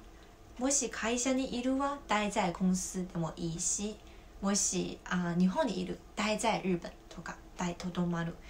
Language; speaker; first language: Japanese; non-native, fluent; Chinese